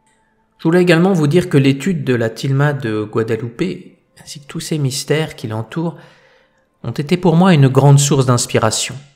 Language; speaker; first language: French; native; French